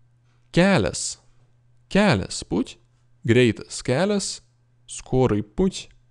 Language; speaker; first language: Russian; non-native, fluent; Lithuanian